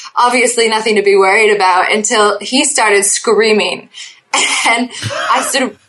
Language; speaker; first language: English; native; English